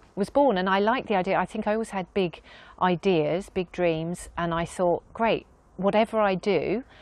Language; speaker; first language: English; native; English